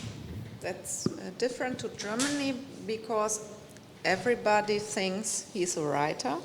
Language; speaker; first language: English; non-native, fluent; German